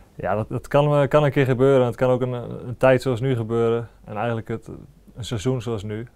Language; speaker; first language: Dutch; native; Dutch